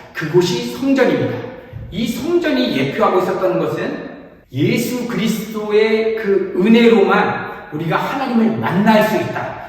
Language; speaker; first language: Korean; native; Korean